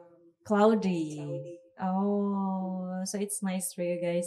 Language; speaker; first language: English; non-native, fluent; Indonesian